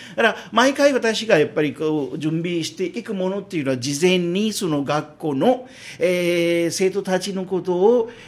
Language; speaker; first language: Japanese; non-native, fluent; Urdu